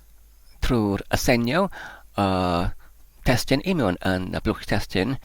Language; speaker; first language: Welsh; non-native, learner; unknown